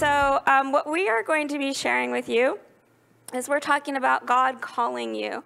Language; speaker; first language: English; native; English